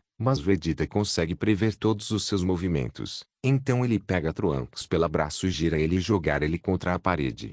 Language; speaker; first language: Portuguese; native; Portuguese